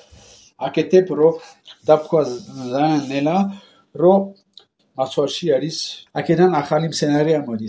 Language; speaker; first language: Georgian; non-native, learner; French